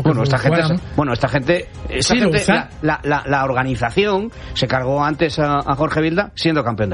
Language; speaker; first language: Spanish; native; Spanish